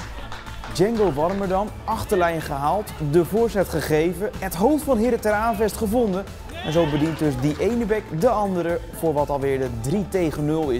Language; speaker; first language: Dutch; native; Dutch